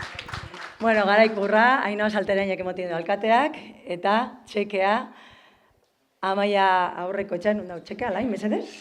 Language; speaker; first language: Basque; native; Basque